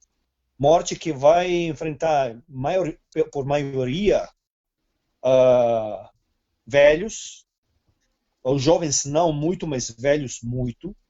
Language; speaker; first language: Portuguese; non-native, fluent; Serbian